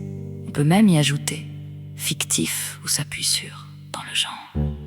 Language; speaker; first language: French; native; French